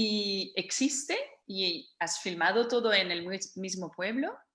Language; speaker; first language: Spanish; non-native, fluent; Dutch